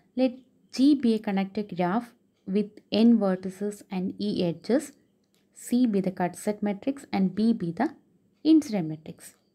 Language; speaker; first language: English; non-native, local second language; Malayalam